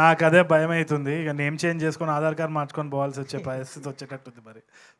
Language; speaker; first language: Telugu; native; Telugu